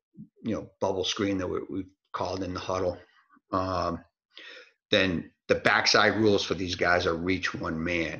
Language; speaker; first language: English; native; English